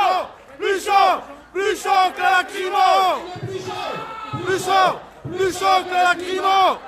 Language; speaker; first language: French; native; French